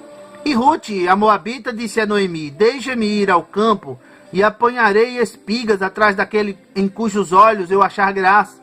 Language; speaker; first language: Portuguese; native; Portuguese